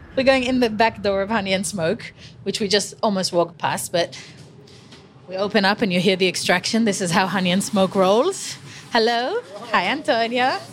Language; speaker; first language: English; non-native, fluent; Hebrew